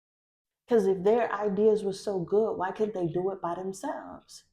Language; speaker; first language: English; native; English